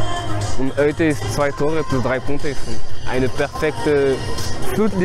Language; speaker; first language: German; non-native, learner; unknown